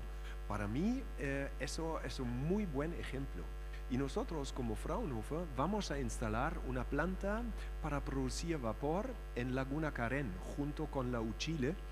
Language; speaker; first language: Spanish; non-native, fluent; German